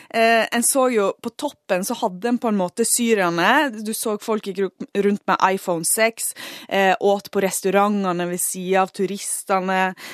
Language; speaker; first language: Norwegian; native; Norwegian